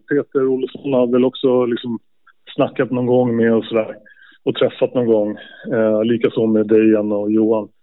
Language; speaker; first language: Swedish; native; Swedish